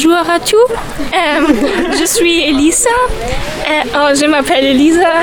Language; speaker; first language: French; non-native, learner; German